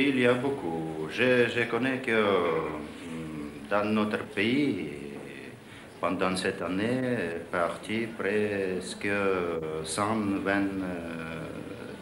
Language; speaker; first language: French; non-native, learner; Russian